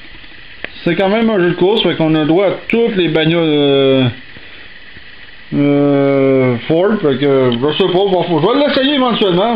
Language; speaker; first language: French; native; French